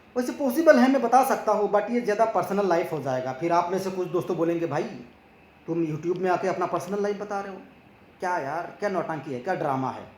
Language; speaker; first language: Hindi; non-native, local second language; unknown